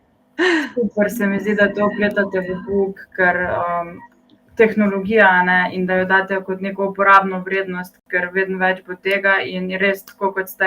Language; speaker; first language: Slovenian; native; Slovenian